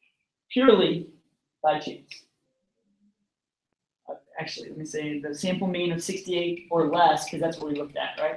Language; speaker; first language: English; native; English